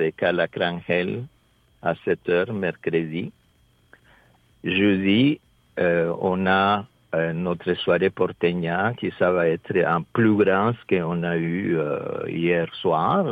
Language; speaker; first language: French; non-native, fluent; Spanish